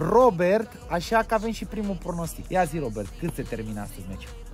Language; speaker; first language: Romanian; native; Romanian